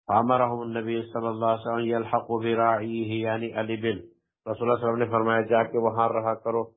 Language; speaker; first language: Urdu; non-native, local second language; Pashto